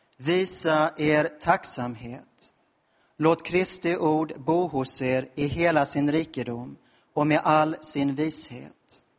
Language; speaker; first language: Swedish; native; Swedish